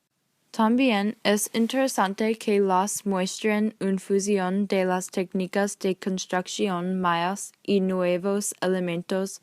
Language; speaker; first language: Spanish; non-native, learner; English